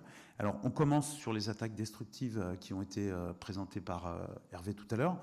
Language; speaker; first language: French; native; French